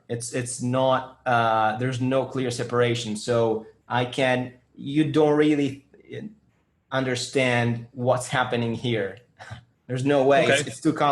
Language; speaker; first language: English; non-native, fluent; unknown